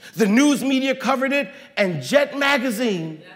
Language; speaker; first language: English; native; English